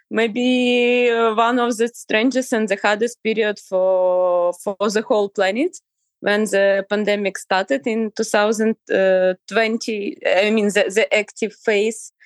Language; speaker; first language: English; non-native, fluent; Ukrainian